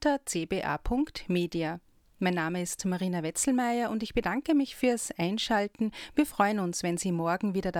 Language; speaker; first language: German; native; German